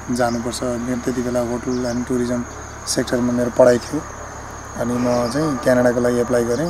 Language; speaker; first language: Nepali; native; Nepali